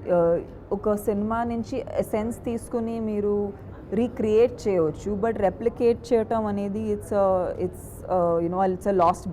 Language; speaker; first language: Telugu; non-native, fluent; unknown